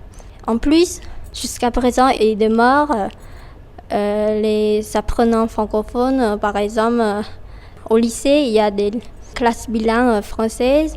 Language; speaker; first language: French; non-native, fluent; Khmer